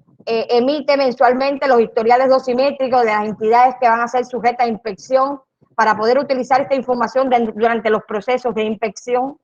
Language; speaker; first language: Spanish; native; Spanish